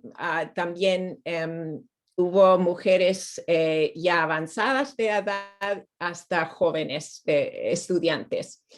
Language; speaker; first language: Spanish; non-native, fluent; English